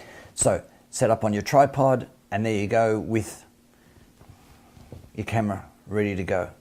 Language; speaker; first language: English; native; English